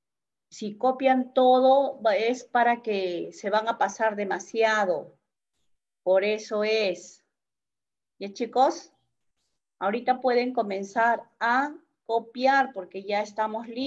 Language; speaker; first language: Spanish; native; Spanish